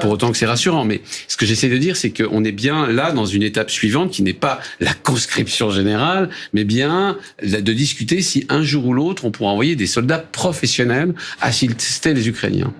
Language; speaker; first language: French; native; French